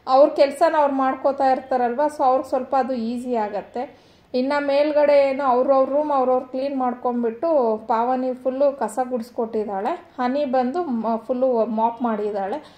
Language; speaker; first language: Kannada; non-native, local second language; Telugu